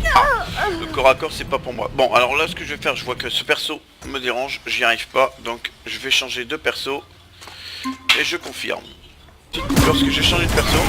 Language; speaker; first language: French; native; French